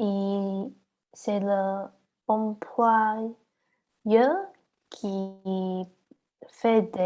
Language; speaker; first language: French; non-native, learner; Chinese